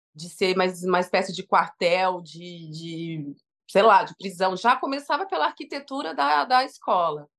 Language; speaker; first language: Portuguese; native; Portuguese